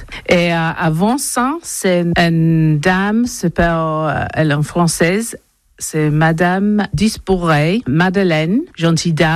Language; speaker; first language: French; non-native, learner; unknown